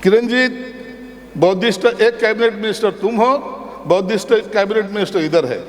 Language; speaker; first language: Hindi; non-native, local second language; Marathi